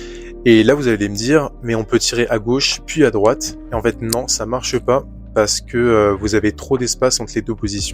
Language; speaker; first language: French; native; French